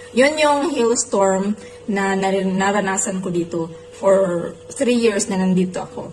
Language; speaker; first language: Filipino; non-native, local second language; Cebuano